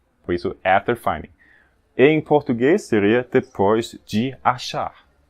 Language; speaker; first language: Portuguese; non-native, fluent; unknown